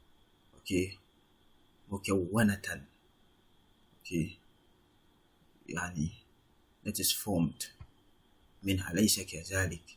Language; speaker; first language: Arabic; non-native, fluent; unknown